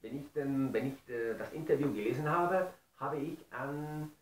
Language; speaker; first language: German; non-native, fluent; Spanish